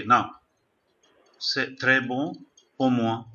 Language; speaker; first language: French; non-native, fluent; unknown